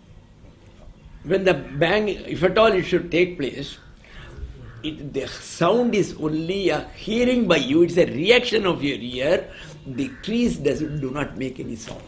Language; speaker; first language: English; non-native, local second language; Tamil